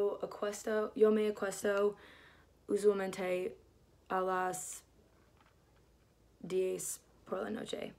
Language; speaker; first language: Spanish; non-native, learner; English